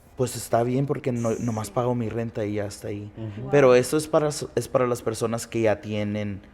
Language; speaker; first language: Spanish; early bilingual, heritage; Spanish